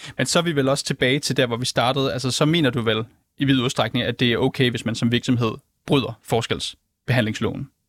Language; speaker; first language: Danish; native; Danish